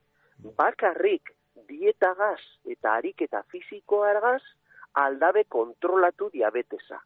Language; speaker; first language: Basque; native; Basque